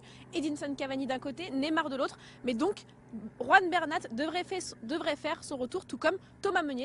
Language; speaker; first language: French; native; French